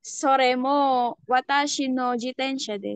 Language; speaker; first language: Japanese; non-native, learner; Filipino